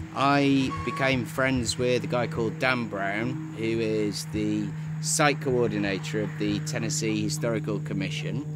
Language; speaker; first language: English; native; English